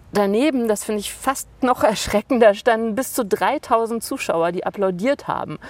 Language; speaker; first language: German; native; German